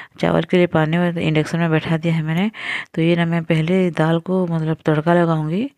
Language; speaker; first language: Hindi; native; Hindi